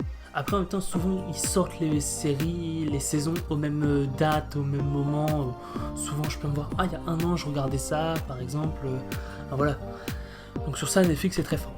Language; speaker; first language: French; native; French